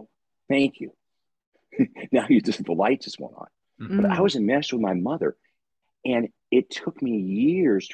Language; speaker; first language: English; native; English